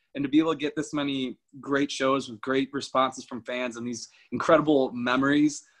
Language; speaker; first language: English; native; English